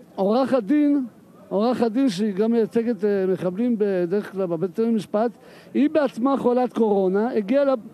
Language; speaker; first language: Hebrew; native; Hebrew